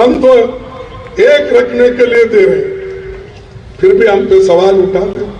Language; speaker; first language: Hindi; non-native, local second language; Kannada